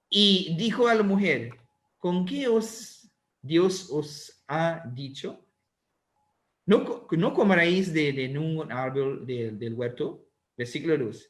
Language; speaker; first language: Spanish; non-native, learner; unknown